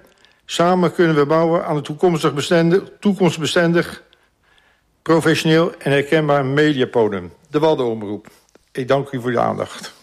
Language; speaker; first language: Dutch; native; Dutch